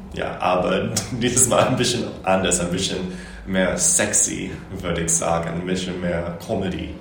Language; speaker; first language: German; non-native, learner; English